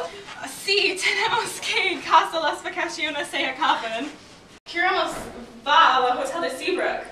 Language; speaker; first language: Spanish; non-native, learner; English